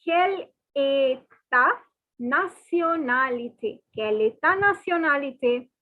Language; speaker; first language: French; non-native, learner; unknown